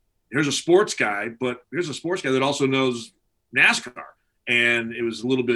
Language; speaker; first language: English; native; English